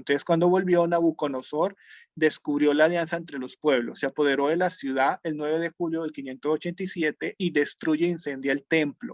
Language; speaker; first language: Spanish; native; Spanish